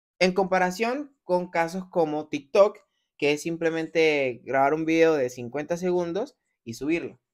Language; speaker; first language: Spanish; native; Spanish